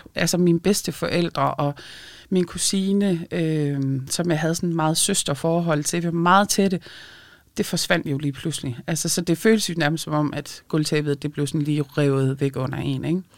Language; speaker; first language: Danish; early bilingual, other home language; Lithuanian